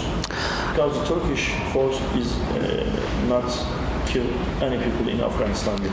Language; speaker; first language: English; non-native, learner; Turkish